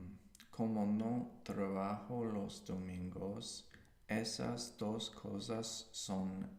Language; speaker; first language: Spanish; non-native, learner; English